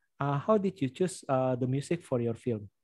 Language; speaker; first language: English; non-native, learner; Indonesian